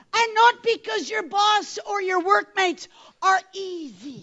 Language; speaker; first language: English; native; English